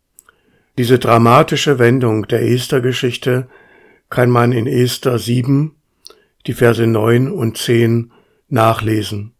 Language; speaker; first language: German; native; German